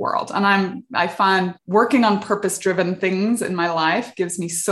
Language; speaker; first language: English; native; English